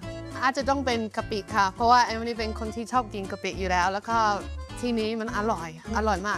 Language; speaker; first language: Thai; non-native, fluent; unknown